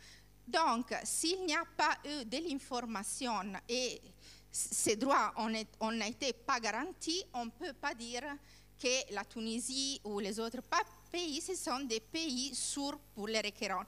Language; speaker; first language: French; non-native, learner; Italian